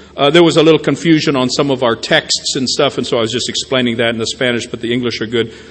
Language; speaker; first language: English; native; English